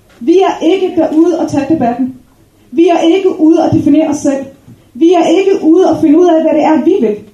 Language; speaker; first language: Danish; early bilingual, other home language; Arabic